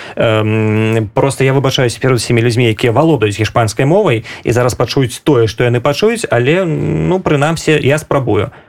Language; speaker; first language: Belarusian; native; Belarusian